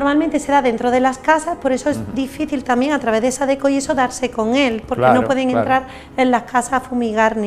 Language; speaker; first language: Spanish; native; Spanish